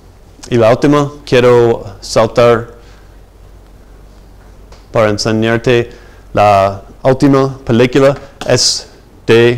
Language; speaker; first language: Spanish; non-native, fluent; English